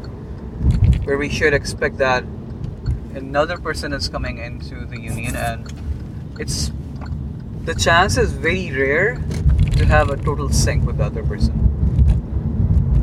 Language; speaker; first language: English; non-native, local second language; Urdu